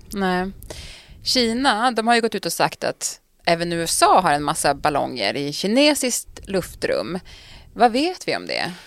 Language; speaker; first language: Swedish; native; Swedish